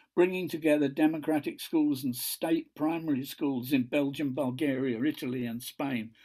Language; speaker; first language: English; native; English